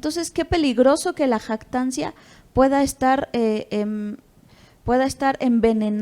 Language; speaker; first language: Spanish; native; Spanish